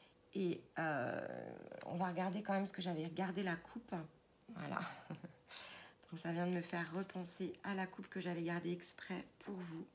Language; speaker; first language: French; native; French